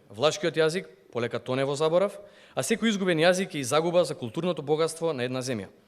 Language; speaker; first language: Macedonian; non-native, local second language; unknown